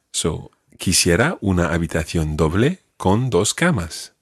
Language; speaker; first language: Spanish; non-native, fluent; English